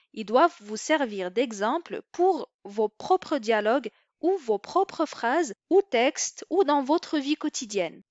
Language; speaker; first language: French; non-native, local second language; Arabic